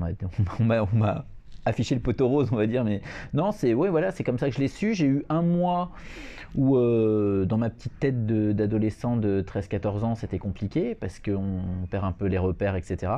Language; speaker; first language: French; native; French